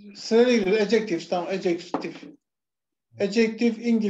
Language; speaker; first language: Turkish; native; Turkish